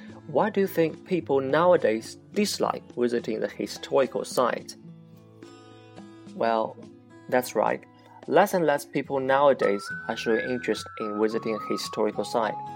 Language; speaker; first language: English; non-native, fluent; Chinese